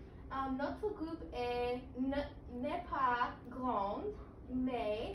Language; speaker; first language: French; non-native, learner; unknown